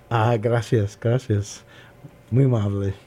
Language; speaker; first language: Spanish; non-native, learner; English